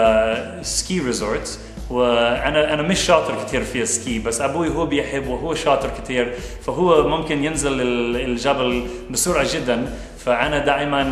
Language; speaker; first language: Arabic; non-native, fluent; English